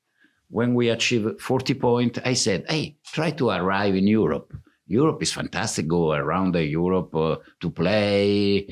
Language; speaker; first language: English; non-native, fluent; Italian